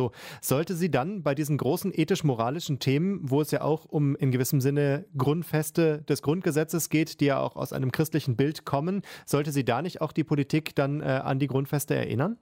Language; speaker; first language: German; native; German